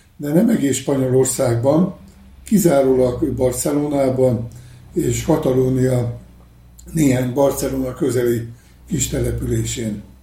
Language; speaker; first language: Hungarian; native; Hungarian